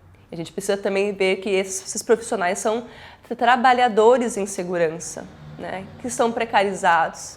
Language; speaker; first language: Portuguese; native; Portuguese